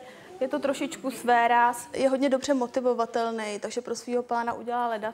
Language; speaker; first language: Czech; native; Czech